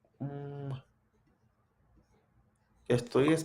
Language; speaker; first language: Spanish; non-native, fluent; English